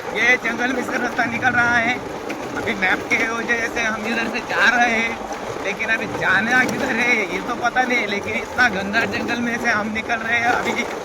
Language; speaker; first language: Hindi; non-native, local second language; Marathi